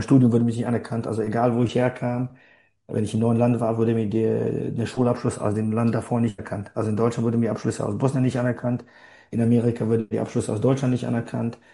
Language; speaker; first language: German; non-native, fluent; Bosnian